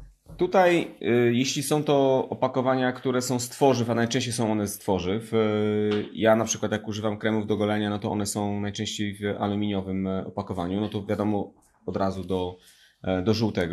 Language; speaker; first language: Polish; native; Polish